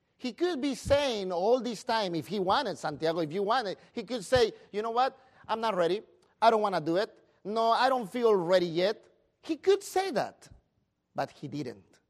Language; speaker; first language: English; non-native, fluent; Spanish